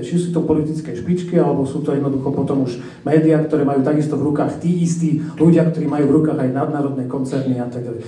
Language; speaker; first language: Slovak; native; Slovak